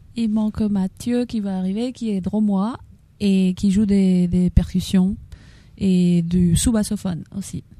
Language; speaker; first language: French; non-native, fluent; Spanish